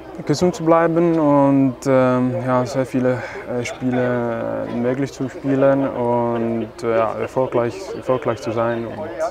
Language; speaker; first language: German; non-native, fluent; Czech